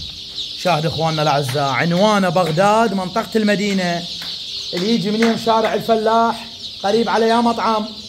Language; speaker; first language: Arabic; native; Arabic